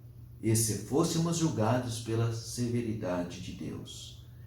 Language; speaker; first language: Portuguese; native; Portuguese